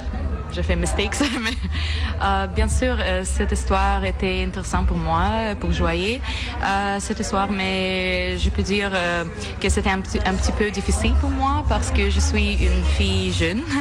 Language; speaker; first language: French; non-native, learner; Russian